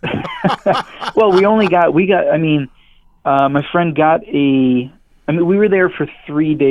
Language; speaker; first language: English; non-native, fluent; Hebrew